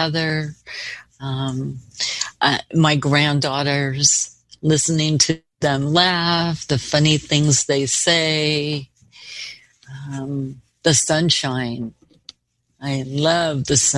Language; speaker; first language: English; native; English